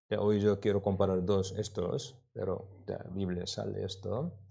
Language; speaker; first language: Spanish; non-native, learner; Korean